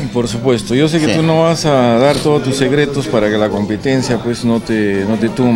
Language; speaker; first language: Spanish; native; Spanish